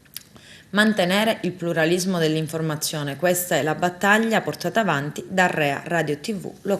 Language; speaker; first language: Italian; native; Italian